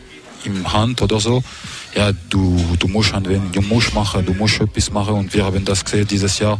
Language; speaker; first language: German; non-native, local second language; French